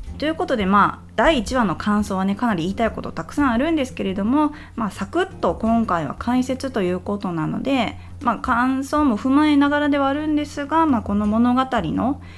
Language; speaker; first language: Japanese; native; Japanese